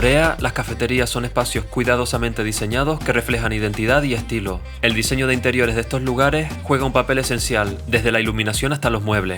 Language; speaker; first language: Spanish; native; Spanish